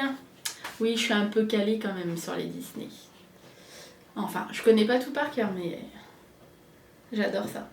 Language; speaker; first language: French; native; French